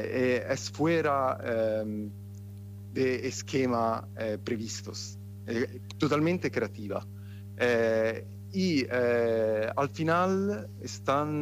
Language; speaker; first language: Spanish; non-native, fluent; Italian